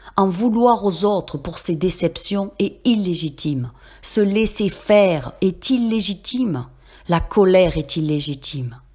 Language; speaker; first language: French; native; French